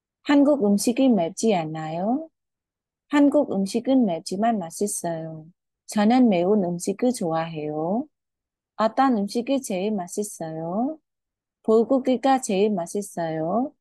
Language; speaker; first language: Korean; non-native, fluent; Khmer